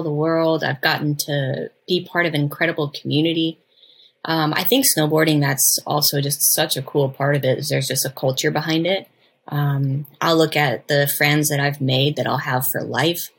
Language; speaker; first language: English; native; English